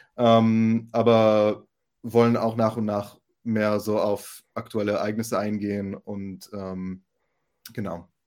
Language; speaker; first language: German; non-native, fluent; Hebrew